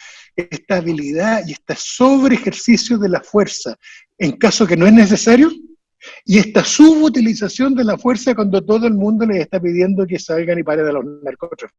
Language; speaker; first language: Spanish; native; Spanish